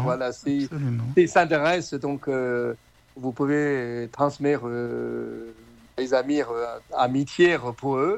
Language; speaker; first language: French; non-native, fluent; Chinese